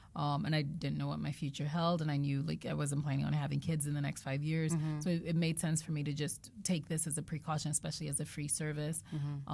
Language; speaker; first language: English; non-native, local second language; Igbo